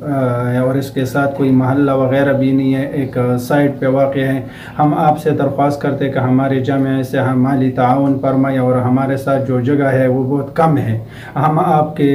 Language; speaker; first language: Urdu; non-native, local second language; Pashto